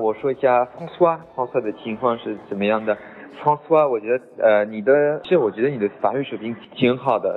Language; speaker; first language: Chinese; non-native, fluent; French